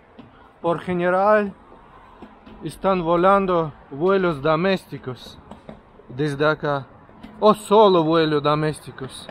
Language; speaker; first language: Spanish; non-native, fluent; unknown